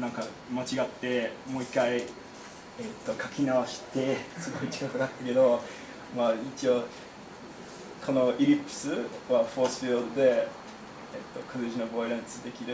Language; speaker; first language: Japanese; non-native, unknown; English